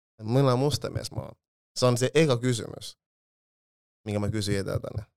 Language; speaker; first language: Finnish; early bilingual, other home language; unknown